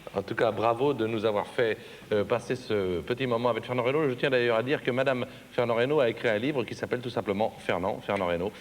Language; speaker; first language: French; native; French